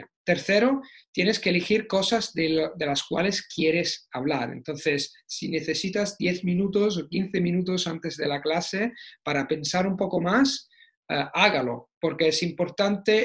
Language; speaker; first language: Spanish; non-native, fluent; Italian